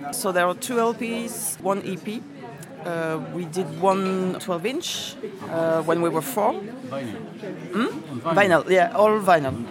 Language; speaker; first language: English; non-native, fluent; French